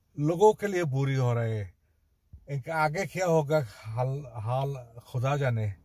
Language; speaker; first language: Hindi; non-native, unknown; Bangla